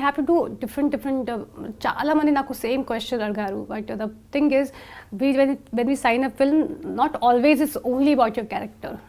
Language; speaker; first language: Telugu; non-native, learner; Hindi